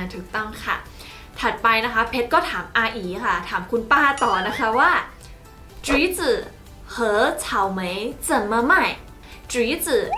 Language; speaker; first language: Thai; native; Thai